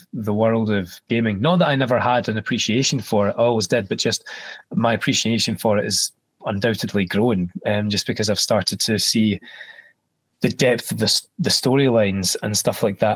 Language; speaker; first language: English; native; English